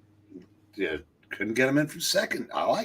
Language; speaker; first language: English; native; English